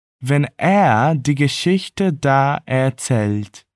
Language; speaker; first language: German; non-native, fluent; Portuguese